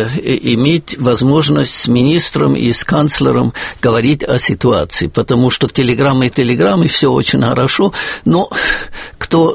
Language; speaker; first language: Russian; non-native, fluent; German